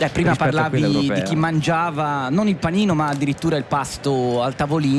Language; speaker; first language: Italian; native; Italian